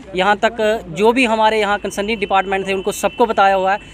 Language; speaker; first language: Hindi; native; Hindi